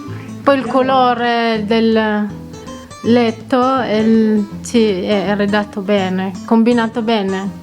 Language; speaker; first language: Italian; non-native, learner; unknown